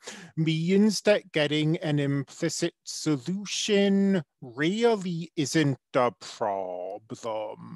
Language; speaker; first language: English; native; English